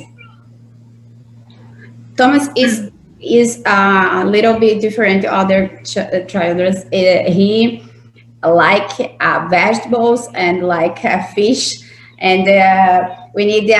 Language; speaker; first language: English; non-native, learner; Portuguese